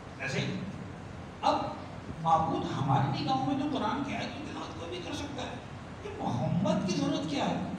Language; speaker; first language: Urdu; native; Urdu